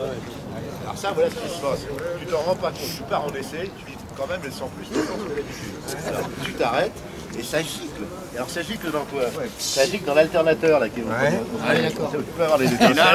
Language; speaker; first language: French; native; French